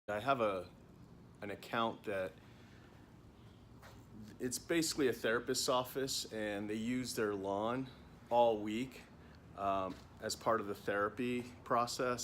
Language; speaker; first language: English; native; English